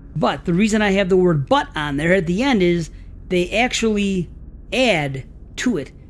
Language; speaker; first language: English; native; English